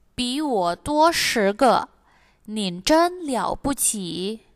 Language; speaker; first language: Chinese; non-native, fluent; Indonesian